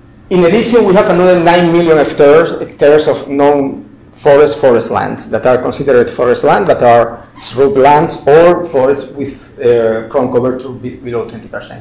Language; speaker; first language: English; non-native, fluent; Spanish